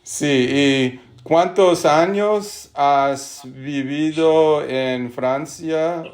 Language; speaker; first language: Spanish; non-native, learner; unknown